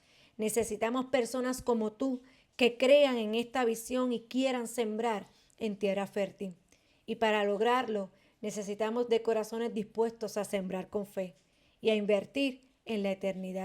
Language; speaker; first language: Spanish; native; Spanish